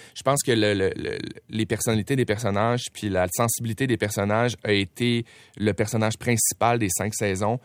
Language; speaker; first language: French; native; French